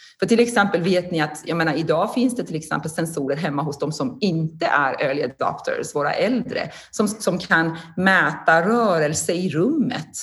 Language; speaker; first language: Swedish; non-native, fluent; Persian